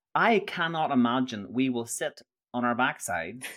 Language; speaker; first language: English; native; English